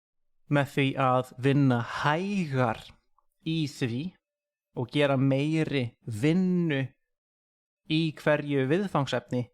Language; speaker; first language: Icelandic; non-native, fluent; English